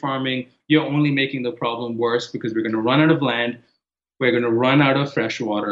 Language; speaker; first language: English; non-native, local second language; Hindi